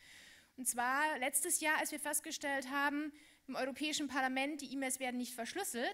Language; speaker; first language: German; native; German